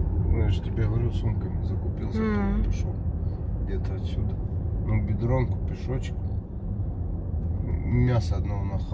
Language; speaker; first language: Russian; native; Russian